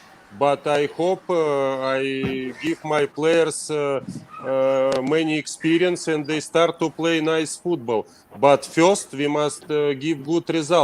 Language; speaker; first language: English; non-native, learner; Russian